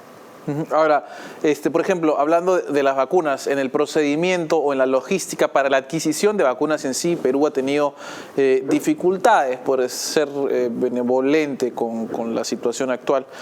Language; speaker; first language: Spanish; native; Spanish